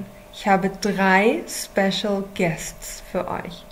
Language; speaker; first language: German; non-native, fluent; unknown